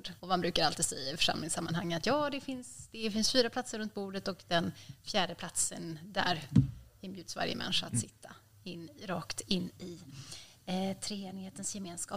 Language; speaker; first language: Swedish; native; Swedish